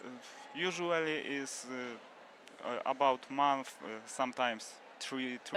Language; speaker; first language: English; non-native, learner; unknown